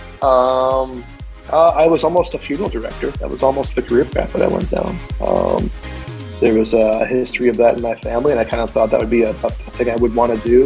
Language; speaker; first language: English; native; English